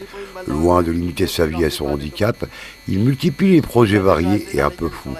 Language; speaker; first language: French; native; French